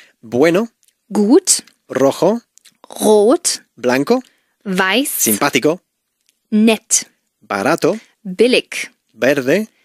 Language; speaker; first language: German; non-native, learner; Spanish